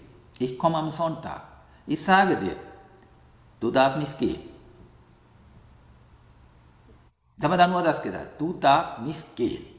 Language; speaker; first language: German; non-native, learner; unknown